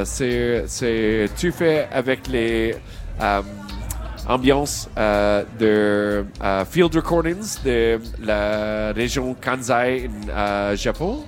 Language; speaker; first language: French; non-native, learner; English